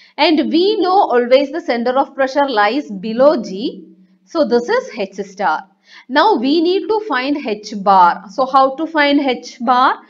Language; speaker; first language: English; non-native, local second language; Malayalam